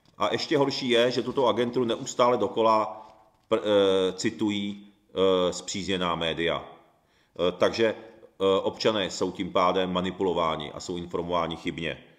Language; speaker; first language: Czech; early bilingual, other home language; Japanese